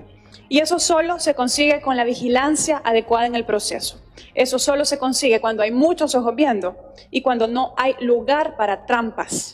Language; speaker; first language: Spanish; native; Spanish